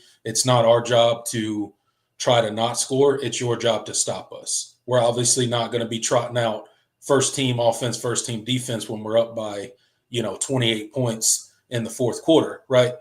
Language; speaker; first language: English; native; English